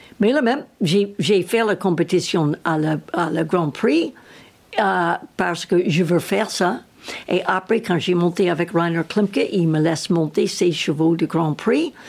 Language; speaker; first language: French; non-native, learner; English